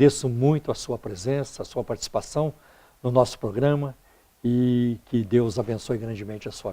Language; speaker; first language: Portuguese; native; Portuguese